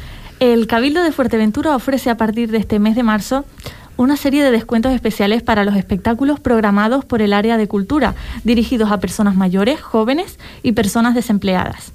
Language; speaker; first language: Spanish; native; Spanish